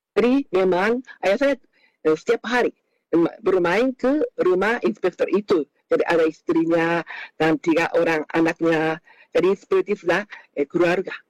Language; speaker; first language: Indonesian; non-native, fluent; Japanese